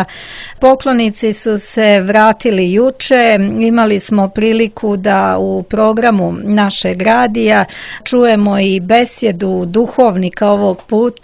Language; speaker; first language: Croatian; native; Croatian